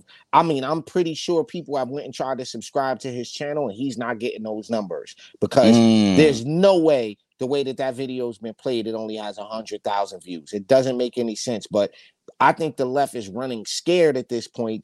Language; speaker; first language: English; native; English